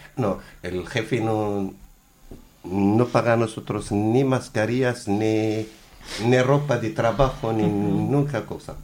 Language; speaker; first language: Spanish; non-native, learner; Arabic